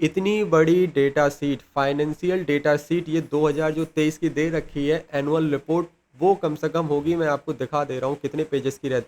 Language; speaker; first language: Hindi; native; Hindi